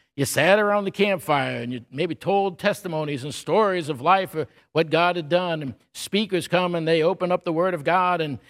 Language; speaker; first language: English; native; English